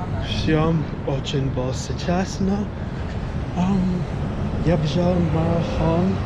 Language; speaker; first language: Russian; non-native, learner; English